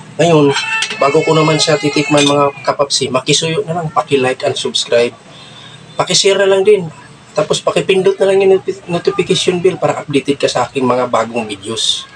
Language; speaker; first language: Filipino; non-native, local second language; Cebuano